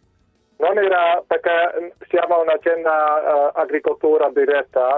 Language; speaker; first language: Italian; non-native, learner; Dutch